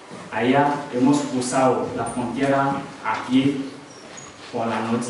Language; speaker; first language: Spanish; non-native, learner; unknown